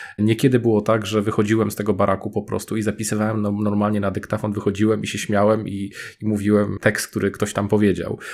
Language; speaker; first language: Polish; native; Polish